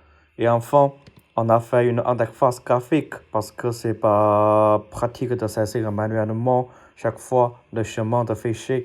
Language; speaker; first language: French; non-native, fluent; Chinese